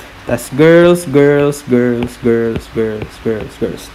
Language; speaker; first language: English; non-native, local second language; Filipino